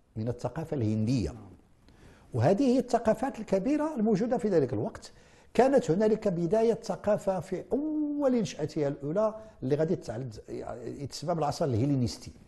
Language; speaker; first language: Arabic; native; Arabic